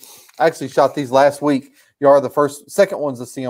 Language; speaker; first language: English; native; English